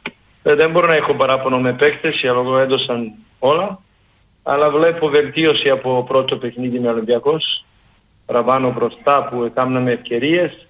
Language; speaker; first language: Greek; non-native, learner; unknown